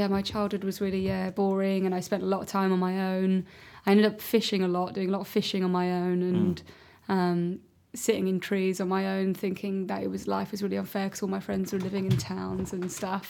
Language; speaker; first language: English; native; English